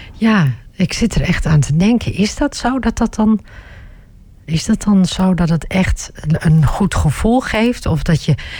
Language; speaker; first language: Dutch; early bilingual, other home language; Turkish